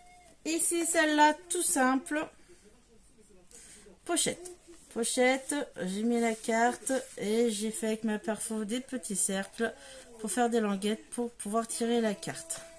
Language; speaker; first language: French; native; French